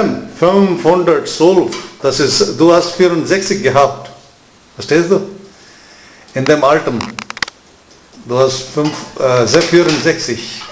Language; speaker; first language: German; non-native, fluent; Hindi